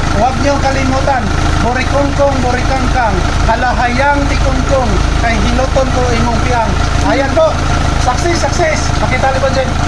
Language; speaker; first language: Filipino; native; Filipino